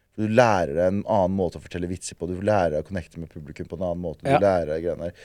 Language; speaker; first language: Norwegian; early bilingual, other home language; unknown